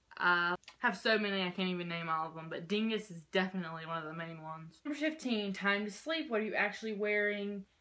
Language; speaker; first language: English; native; English